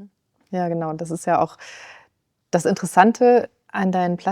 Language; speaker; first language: German; native; German